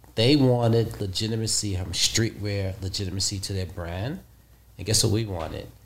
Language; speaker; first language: English; native; English